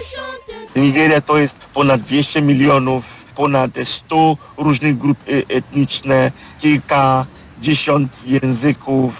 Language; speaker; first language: Polish; non-native, fluent; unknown